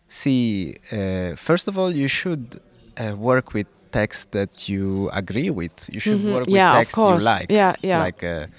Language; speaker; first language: English; non-native, fluent; Italian